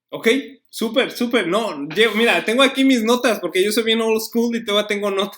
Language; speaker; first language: Spanish; native; Spanish